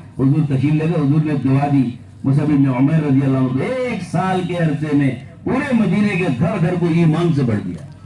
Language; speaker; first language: Urdu; native; Urdu